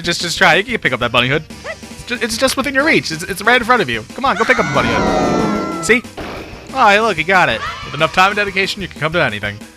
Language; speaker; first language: English; native; English